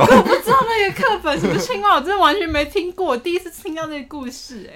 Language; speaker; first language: Chinese; native; Chinese